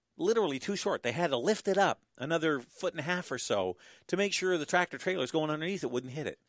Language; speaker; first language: English; native; English